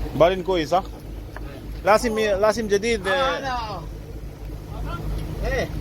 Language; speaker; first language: Arabic; non-native, learner; Filipino